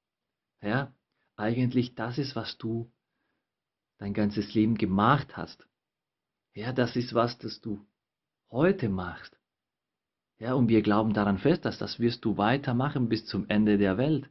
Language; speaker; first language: German; non-native, fluent; Spanish